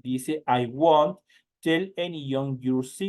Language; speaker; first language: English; non-native, learner; Spanish